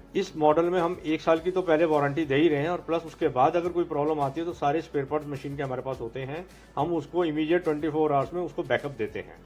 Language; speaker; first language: Hindi; native; Hindi